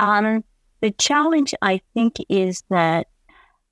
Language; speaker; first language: English; native; English